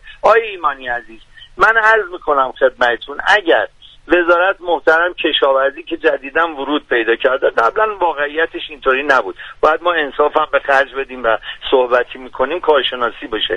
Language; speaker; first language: Persian; native; Persian